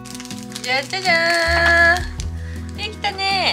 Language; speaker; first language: Japanese; native; Japanese